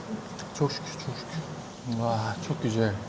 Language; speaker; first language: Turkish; non-native, learner; Korean